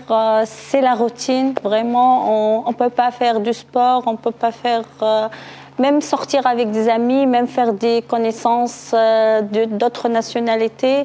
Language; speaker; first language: French; non-native, local second language; Arabic